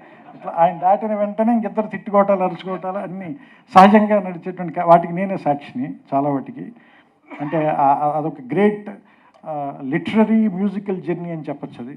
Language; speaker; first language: Telugu; native; Telugu